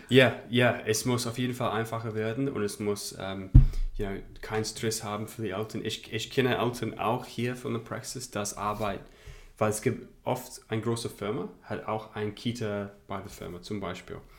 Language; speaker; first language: German; non-native, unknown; English